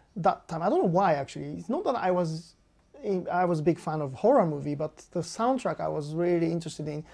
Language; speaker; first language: English; non-native, fluent; Japanese